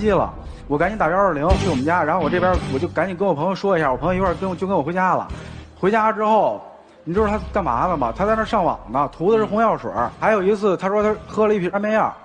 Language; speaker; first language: Chinese; native; Chinese